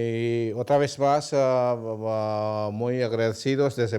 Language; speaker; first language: Spanish; non-native, fluent; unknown